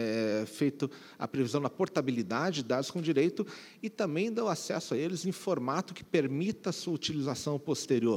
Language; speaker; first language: Portuguese; native; Portuguese